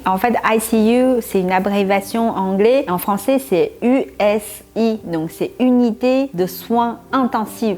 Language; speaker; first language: French; non-native, fluent; Chinese